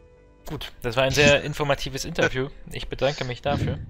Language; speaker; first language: German; native; German